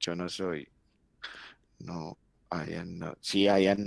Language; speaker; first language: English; non-native, learner; Spanish